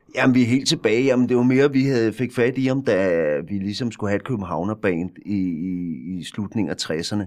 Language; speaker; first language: Danish; native; Danish